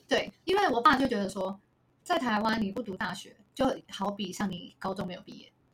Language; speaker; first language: Chinese; native; Chinese